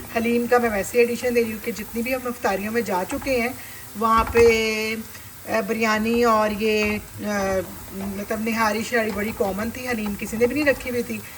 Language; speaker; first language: Urdu; native; Urdu